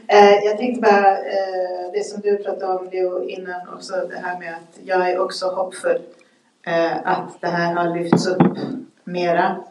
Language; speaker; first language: Swedish; native; Swedish